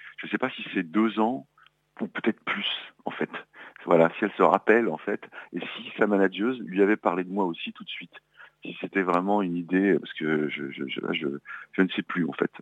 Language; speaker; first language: French; native; French